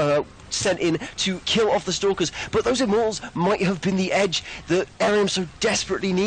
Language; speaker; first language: English; native; English